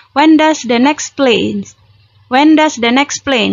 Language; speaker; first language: English; non-native, fluent; Indonesian